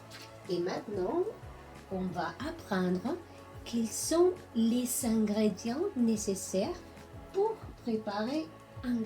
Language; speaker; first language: French; non-native, learner; Spanish